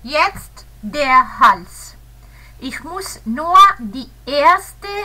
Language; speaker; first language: German; non-native, fluent; Italian